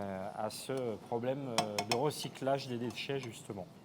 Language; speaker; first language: French; native; French